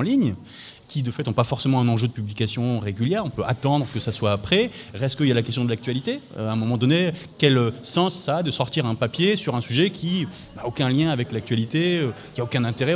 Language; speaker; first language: French; native; French